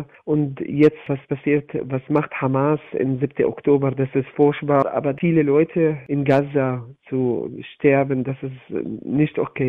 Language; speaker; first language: German; non-native, learner; Arabic